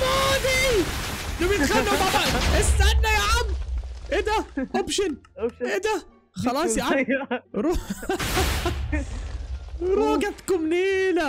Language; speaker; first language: Arabic; native; Arabic